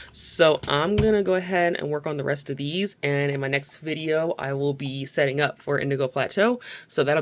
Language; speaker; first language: English; native; English